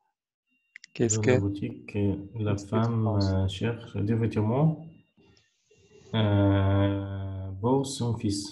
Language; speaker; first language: French; non-native, learner; Arabic